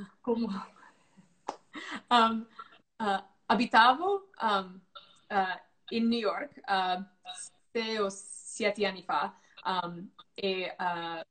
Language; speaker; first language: Italian; non-native, fluent; English